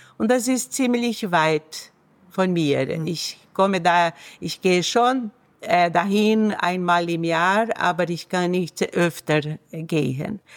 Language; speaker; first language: German; non-native, fluent; Portuguese